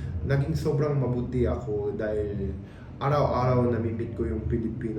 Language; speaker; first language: Filipino; non-native, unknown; Korean